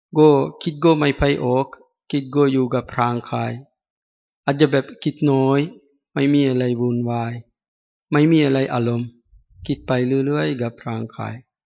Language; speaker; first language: Thai; non-native, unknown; Sinhala